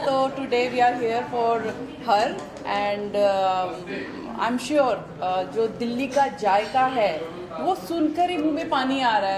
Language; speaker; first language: Hindi; native; Hindi